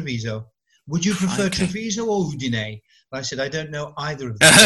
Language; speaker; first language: English; native; English